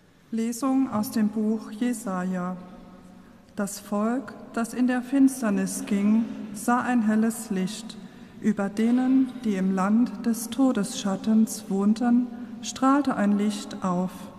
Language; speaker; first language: German; non-native, local second language; Luxembourgish